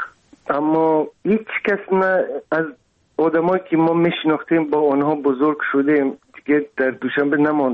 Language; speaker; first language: Persian; non-native, local second language; Russian